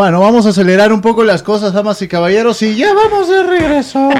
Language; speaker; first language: Spanish; native; Spanish